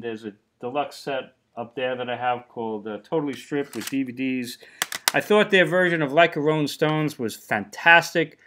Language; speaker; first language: English; native; English